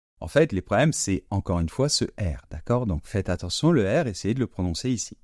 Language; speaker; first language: French; native; French